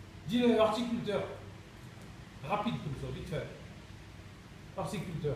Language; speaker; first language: French; native; French